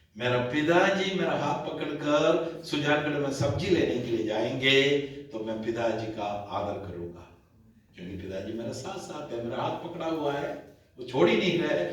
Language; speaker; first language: Hindi; non-native, local second language; Malayalam